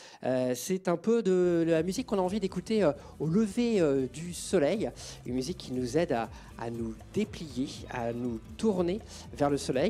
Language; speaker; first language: French; native; French